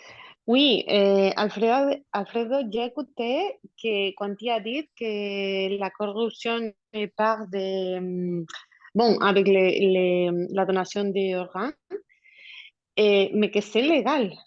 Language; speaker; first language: French; non-native, learner; Spanish